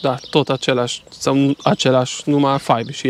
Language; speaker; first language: Romanian; non-native, local second language; Hungarian